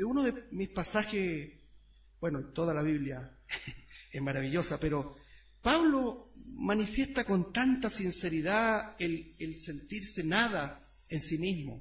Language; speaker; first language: Spanish; native; Spanish